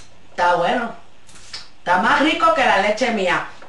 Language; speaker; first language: Spanish; early bilingual, heritage; Spanish